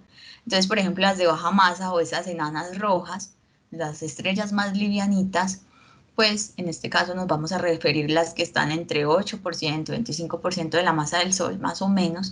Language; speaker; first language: Spanish; native; Spanish